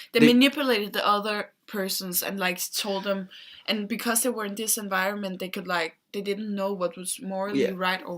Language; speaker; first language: English; non-native, fluent; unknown